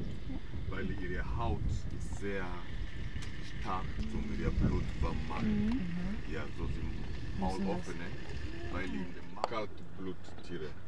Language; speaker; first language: German; non-native, learner; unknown